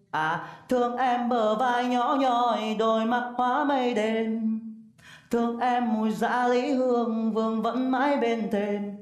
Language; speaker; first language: Vietnamese; native; Vietnamese